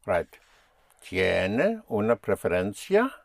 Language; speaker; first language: Spanish; non-native, fluent; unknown